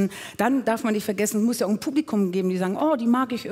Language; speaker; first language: German; native; German